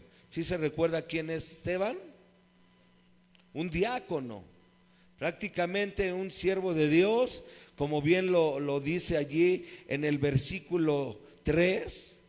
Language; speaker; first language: Spanish; native; Spanish